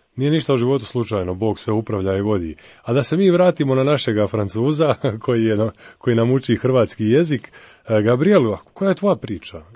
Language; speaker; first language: Croatian; native; Croatian